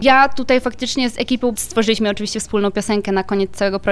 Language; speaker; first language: Polish; native; Polish